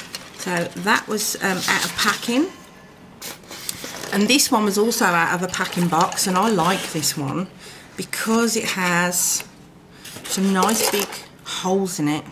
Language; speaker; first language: English; native; English